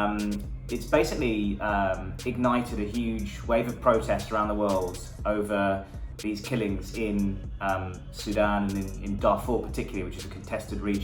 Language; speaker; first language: English; native; English